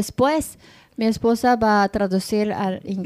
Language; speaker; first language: Spanish; non-native, learner; Japanese